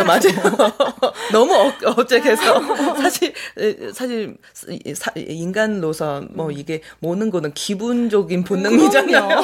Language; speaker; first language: Korean; non-native, fluent; Chinese